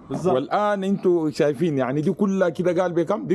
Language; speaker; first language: Arabic; native; Arabic